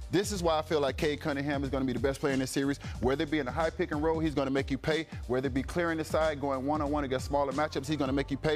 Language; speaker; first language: English; native; English